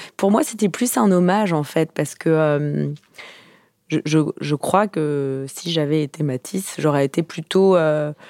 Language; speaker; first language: French; native; French